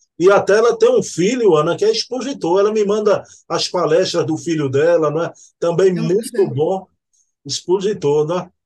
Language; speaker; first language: Portuguese; native; Portuguese